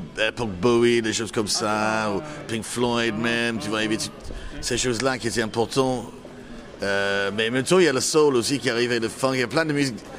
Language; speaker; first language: French; non-native, fluent; English